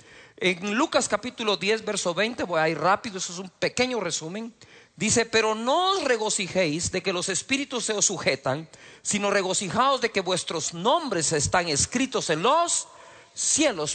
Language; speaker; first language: Spanish; native; Spanish